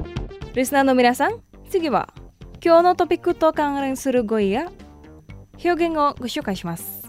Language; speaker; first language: Japanese; non-native, fluent; Indonesian